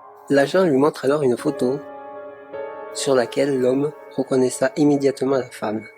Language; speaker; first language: French; native; French